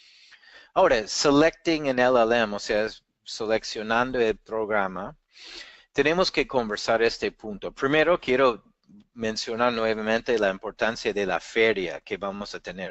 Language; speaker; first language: Spanish; non-native, fluent; English